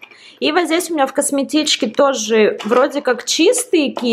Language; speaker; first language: Russian; native; Russian